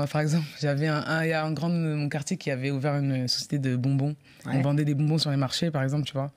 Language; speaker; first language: French; native; French